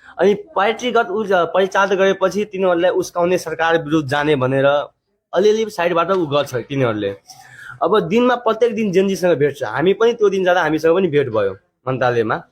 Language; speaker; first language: Nepali; non-native, local second language; Maithili